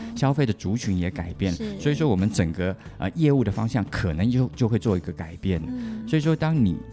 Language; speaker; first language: Chinese; native; Chinese